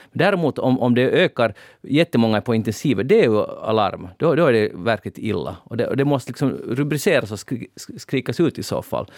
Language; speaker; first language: Swedish; native; Swedish